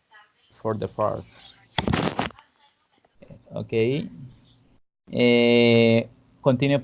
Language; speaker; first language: English; non-native, fluent; Spanish